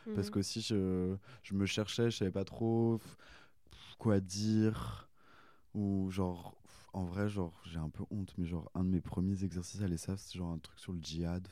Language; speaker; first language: French; native; French